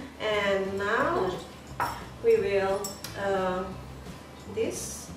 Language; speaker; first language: English; non-native, learner; Indonesian